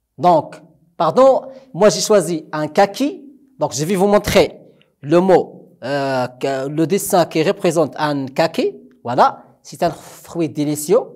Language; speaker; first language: French; non-native, local second language; Arabic